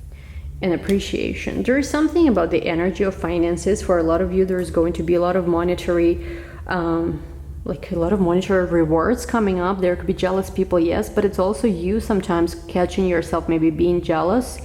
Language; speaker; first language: English; non-native, fluent; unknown